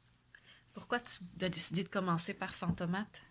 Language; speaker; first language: French; native; French